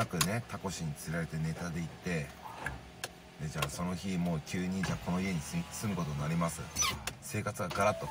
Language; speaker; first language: Japanese; native; Japanese